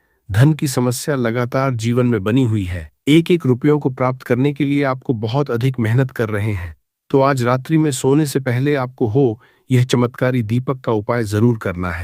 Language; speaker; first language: Hindi; native; Hindi